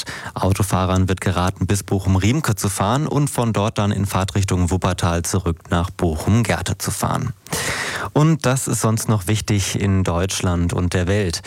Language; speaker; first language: German; native; German